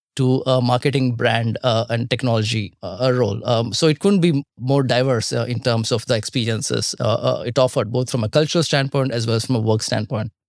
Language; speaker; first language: English; non-native, local second language; Marathi